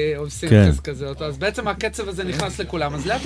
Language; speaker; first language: Hebrew; native; Hebrew